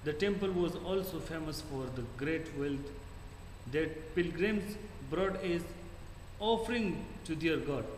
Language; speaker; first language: English; non-native, local second language; Urdu